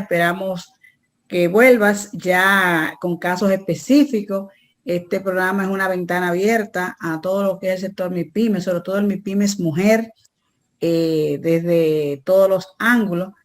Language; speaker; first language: Spanish; native; Spanish